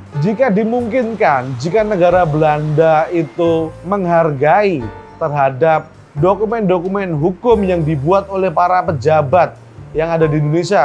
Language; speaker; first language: Indonesian; native; Indonesian